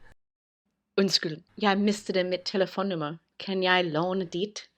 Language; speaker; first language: Danish; non-native, learner; English